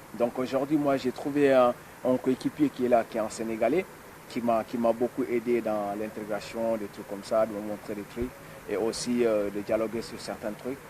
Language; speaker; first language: French; non-native, local second language; Wolof